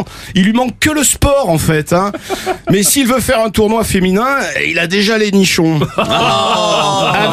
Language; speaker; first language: French; native; French